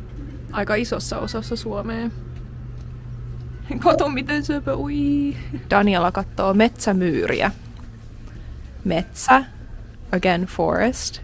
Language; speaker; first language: Finnish; native; Finnish